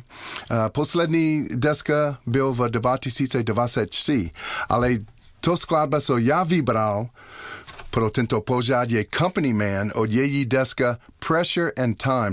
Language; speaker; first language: Czech; non-native, learner; English